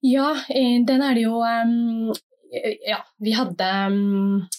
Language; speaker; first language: Norwegian; early bilingual, other home language; Somali